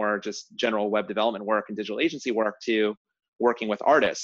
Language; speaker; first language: English; native; English